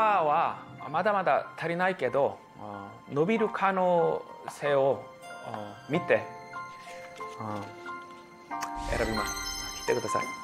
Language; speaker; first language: Japanese; non-native, learner; Korean